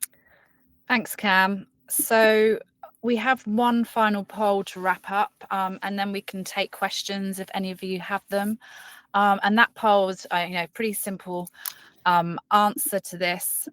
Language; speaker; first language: English; native; English